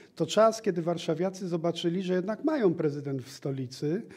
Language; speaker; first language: Polish; native; Polish